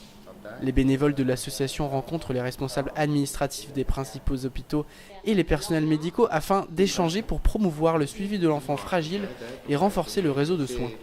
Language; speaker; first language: French; native; French